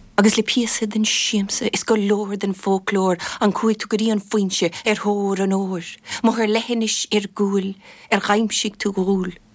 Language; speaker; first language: Irish; non-native, local second language; English